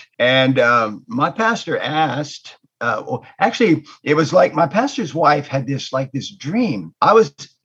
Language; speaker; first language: English; native; English